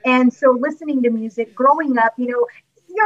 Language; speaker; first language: English; native; English